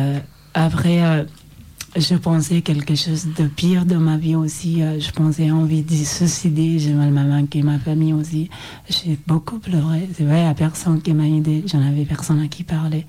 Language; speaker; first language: French; non-native, learner; Oromo